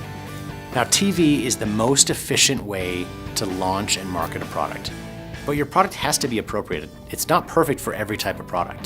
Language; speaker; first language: English; native; English